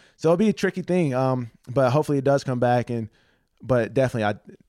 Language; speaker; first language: English; native; English